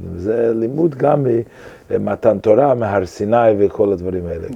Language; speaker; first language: Hebrew; non-native, fluent; English